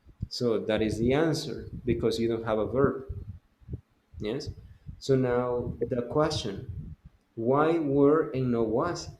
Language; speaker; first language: English; non-native, fluent; Spanish